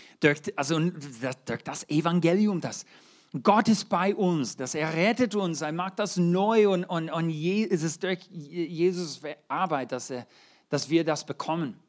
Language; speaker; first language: German; non-native, fluent; English